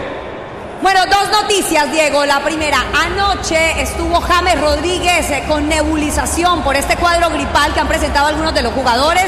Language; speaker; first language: Spanish; native; Spanish